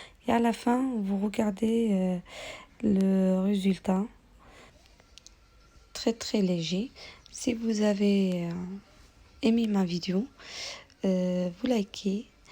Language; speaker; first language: French; non-native, local second language; Arabic